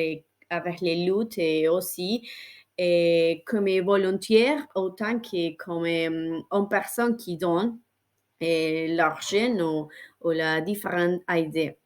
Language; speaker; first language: French; non-native, learner; Spanish